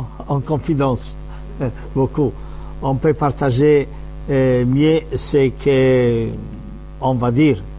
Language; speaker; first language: French; non-native, fluent; Italian